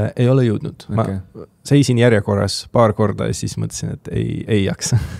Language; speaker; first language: Estonian; non-native, local second language; Russian